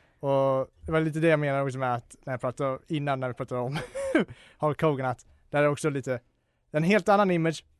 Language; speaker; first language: Swedish; native; Swedish